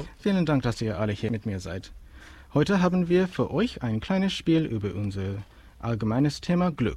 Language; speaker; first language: German; non-native, learner; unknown